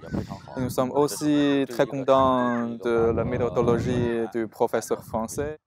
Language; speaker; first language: French; non-native, fluent; Chinese